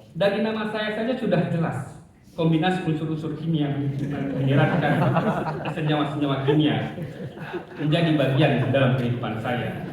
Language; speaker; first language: Indonesian; native; Indonesian